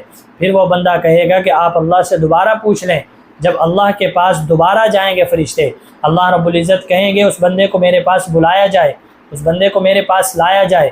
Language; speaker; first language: Urdu; native; Urdu